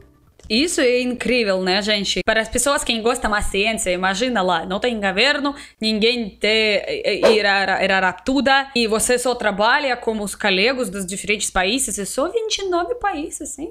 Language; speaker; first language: Portuguese; non-native, learner; Russian